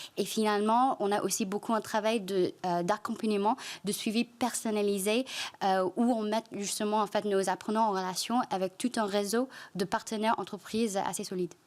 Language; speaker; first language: French; non-native, fluent; Chinese